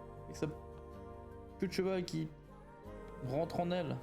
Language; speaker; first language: French; native; French